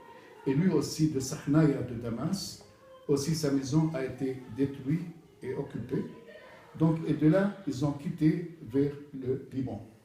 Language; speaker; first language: French; non-native, fluent; Arabic